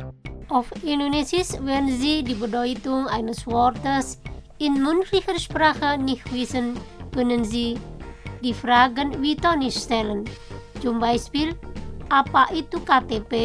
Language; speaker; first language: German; non-native, fluent; Indonesian